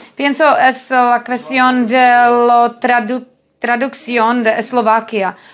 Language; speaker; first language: Spanish; non-native, learner; Czech